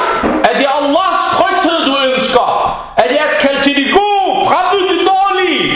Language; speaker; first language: Danish; non-native, fluent; Arabic